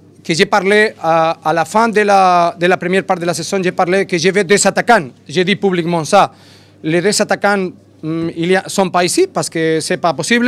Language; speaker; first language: French; non-native, learner; Spanish